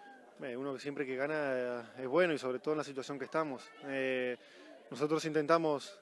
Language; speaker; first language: Spanish; native; Spanish